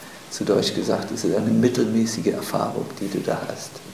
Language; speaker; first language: German; native; German